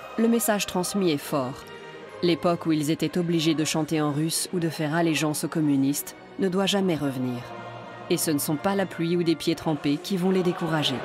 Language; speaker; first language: French; native; French